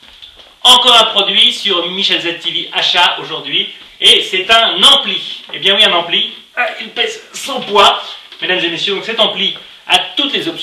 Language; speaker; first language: French; native; French